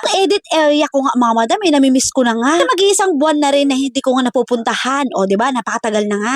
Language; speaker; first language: Filipino; native; Filipino